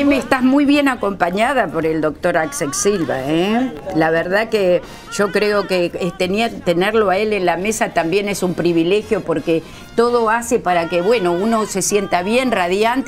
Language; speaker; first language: Spanish; native; Spanish